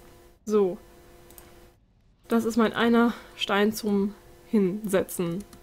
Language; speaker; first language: German; native; German